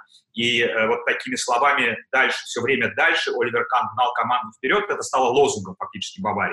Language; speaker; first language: Russian; native; Russian